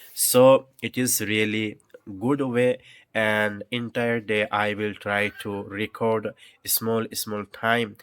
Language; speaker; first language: English; non-native, learner; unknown